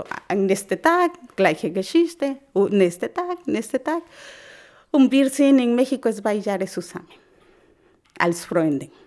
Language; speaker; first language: German; non-native, learner; Spanish